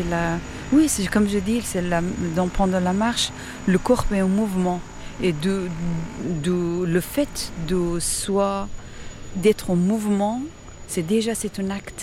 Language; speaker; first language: French; non-native, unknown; Persian